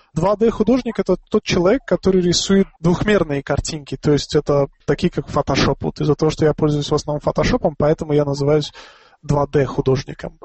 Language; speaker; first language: Russian; non-native, local second language; Tajik